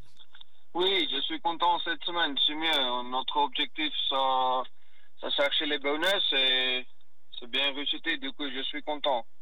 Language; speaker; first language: French; non-native, learner; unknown